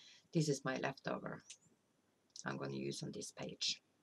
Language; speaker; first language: English; non-native, fluent; Norwegian